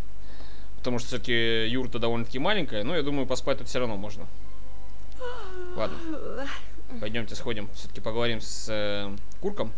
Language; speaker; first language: Russian; native; Russian